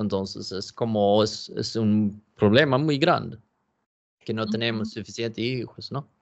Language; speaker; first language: Spanish; non-native, learner; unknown